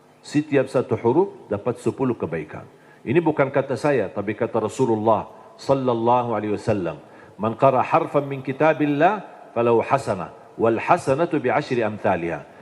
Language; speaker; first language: Indonesian; non-native, fluent; Arabic